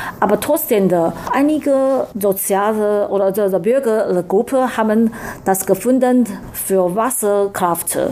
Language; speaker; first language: German; non-native, learner; Chinese